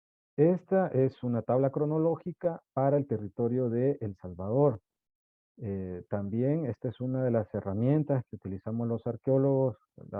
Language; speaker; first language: Spanish; native; Spanish